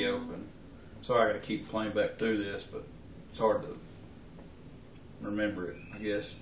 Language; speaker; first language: English; native; English